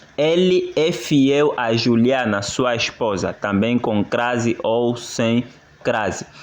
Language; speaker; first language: Portuguese; native; Portuguese